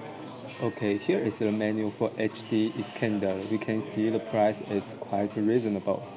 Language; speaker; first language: English; non-native, learner; Chinese